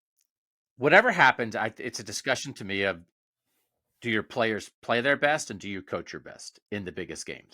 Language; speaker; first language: English; native; English